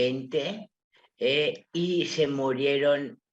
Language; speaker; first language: Spanish; non-native, local second language; Catalan